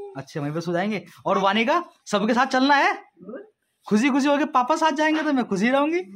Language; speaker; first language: Hindi; native; Hindi